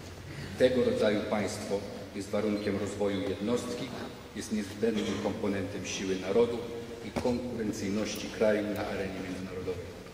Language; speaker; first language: Polish; native; Polish